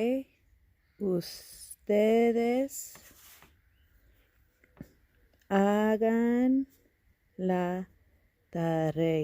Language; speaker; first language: Spanish; non-native, fluent; English